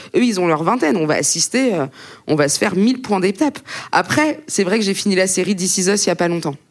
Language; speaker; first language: French; native; French